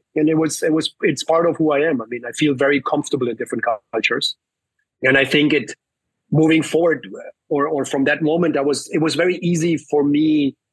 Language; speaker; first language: English; early bilingual, other home language; Spanish